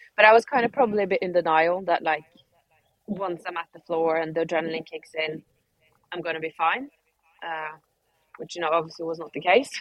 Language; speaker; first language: English; non-native, fluent; Norwegian